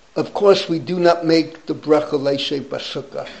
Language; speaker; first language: English; native; English